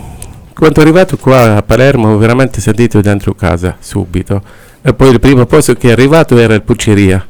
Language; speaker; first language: Italian; non-native, learner; Arabic